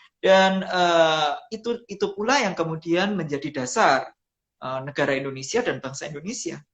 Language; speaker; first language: Indonesian; non-native, local second language; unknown